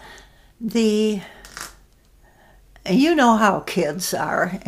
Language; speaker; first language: English; non-native, fluent; Dutch